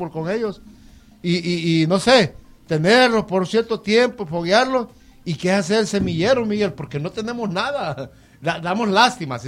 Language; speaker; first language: Spanish; native; Spanish